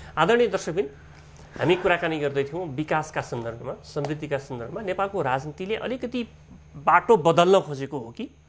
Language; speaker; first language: Nepali; native; Nepali